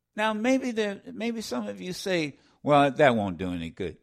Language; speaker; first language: English; native; English